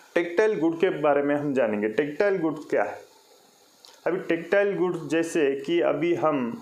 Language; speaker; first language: Hindi; non-native, local second language; Marathi